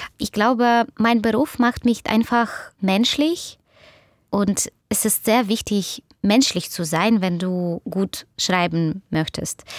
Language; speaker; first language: German; non-native, fluent; Russian